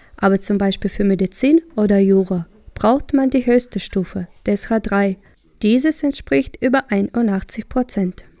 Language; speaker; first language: German; native; German